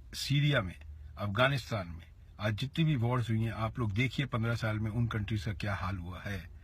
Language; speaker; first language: Hindi; native; Hindi